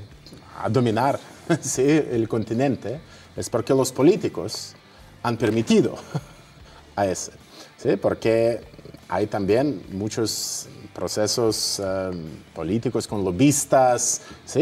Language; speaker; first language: Spanish; non-native, fluent; Russian